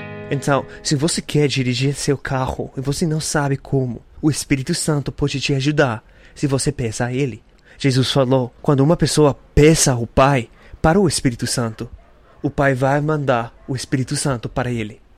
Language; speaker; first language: Portuguese; non-native, learner; English